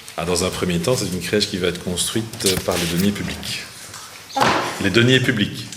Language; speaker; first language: French; native; French